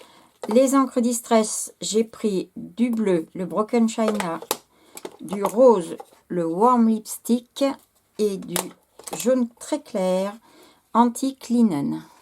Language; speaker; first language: French; native; French